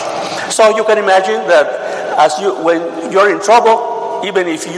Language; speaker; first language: English; non-native, fluent; Spanish